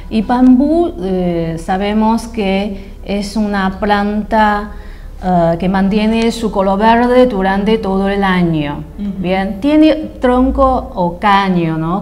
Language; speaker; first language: Spanish; non-native, fluent; Chinese